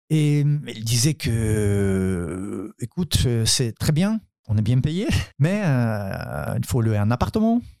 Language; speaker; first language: French; non-native, fluent; Ukrainian